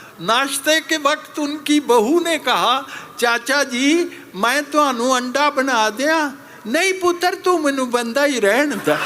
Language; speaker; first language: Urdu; non-native, local second language; Punjabi